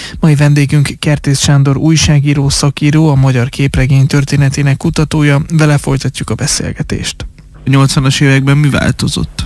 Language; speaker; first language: Hungarian; native; Hungarian